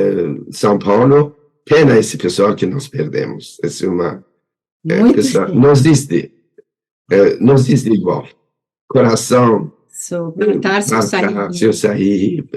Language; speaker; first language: Portuguese; non-native, learner; Persian